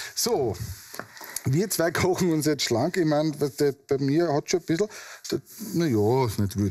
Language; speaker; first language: German; native; German